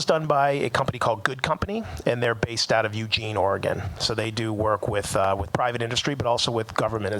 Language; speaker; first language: English; native; English